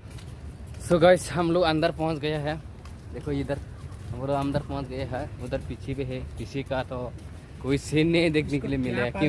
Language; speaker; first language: Hindi; non-native, local second language; Kok Borok